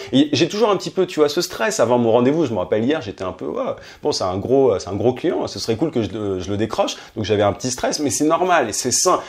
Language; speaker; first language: French; native; French